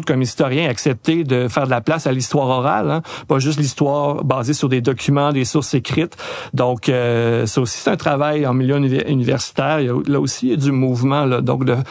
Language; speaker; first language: French; native; French